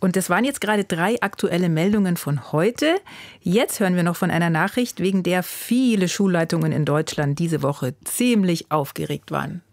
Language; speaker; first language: German; native; German